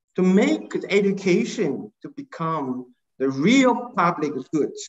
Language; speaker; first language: English; non-native, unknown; Chinese